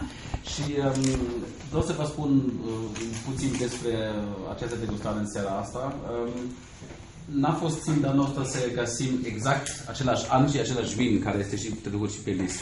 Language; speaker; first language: Romanian; non-native, fluent; German